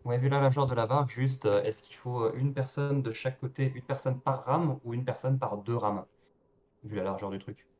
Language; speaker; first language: French; native; French